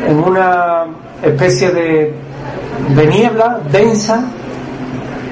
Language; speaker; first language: Spanish; native; Spanish